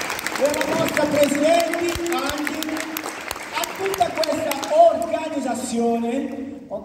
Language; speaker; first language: Italian; non-native, fluent; Portuguese